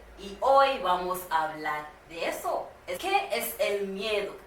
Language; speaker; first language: Spanish; non-native, learner; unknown